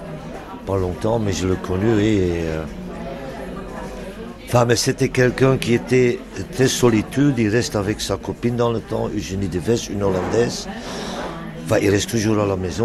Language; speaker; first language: French; non-native, local second language; Dutch